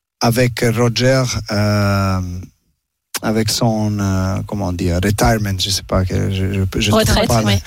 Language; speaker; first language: French; non-native, learner; Serbian